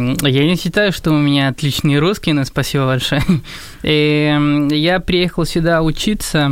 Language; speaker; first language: Russian; non-native, fluent; Spanish